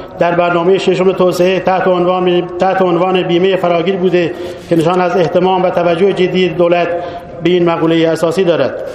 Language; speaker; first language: Persian; non-native, local second language; Baluchi